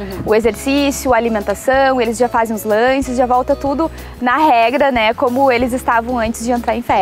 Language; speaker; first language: Portuguese; native; Portuguese